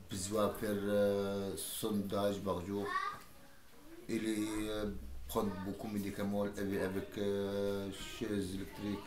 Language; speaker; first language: French; non-native, learner; Arabic